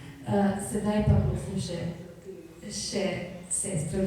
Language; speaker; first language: Slovenian; native; Slovenian